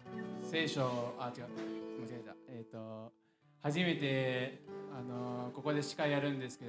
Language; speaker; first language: Japanese; early bilingual, other home language; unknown